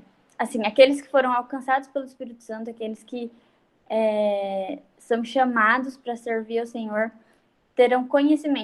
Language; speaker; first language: Portuguese; native; Portuguese